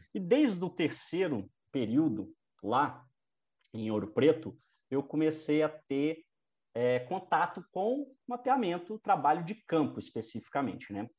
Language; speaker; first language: Portuguese; native; Portuguese